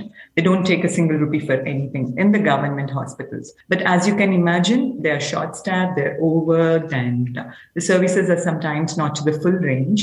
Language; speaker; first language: English; non-native, local second language; Telugu